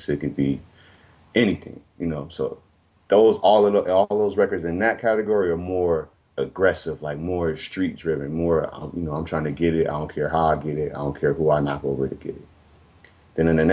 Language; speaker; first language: English; native; English